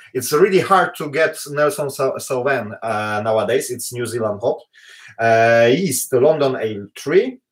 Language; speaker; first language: English; non-native, fluent; Polish